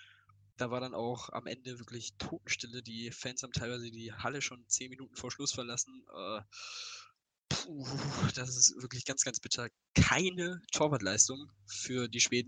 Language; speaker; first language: German; native; German